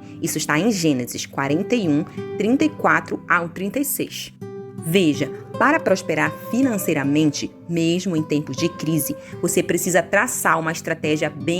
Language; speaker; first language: Portuguese; native; Portuguese